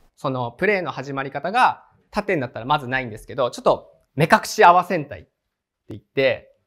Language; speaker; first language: Japanese; native; Japanese